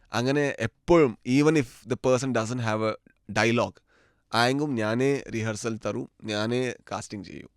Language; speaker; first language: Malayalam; non-native, learner; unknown